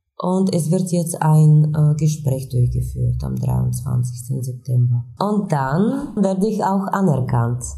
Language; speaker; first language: German; non-native, fluent; Bulgarian